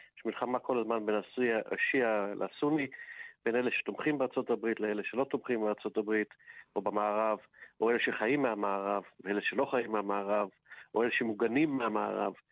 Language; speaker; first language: Hebrew; native; Hebrew